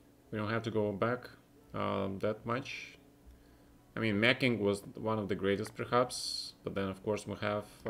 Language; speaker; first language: English; non-native, fluent; Russian